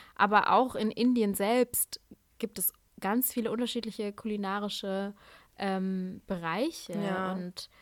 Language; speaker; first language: German; native; German